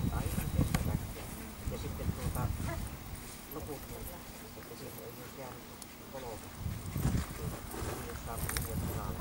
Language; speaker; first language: Finnish; native; Finnish